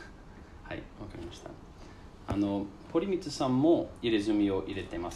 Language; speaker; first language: Japanese; non-native, learner; English